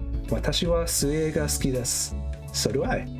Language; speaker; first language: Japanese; non-native, learner; English